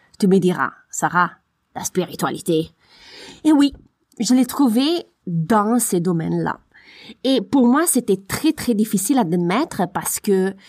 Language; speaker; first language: French; non-native, fluent; Italian